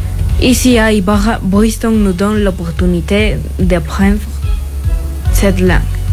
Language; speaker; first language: French; non-native, learner; Spanish